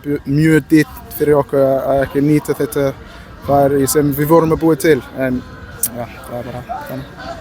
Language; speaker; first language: Icelandic; non-native, learner; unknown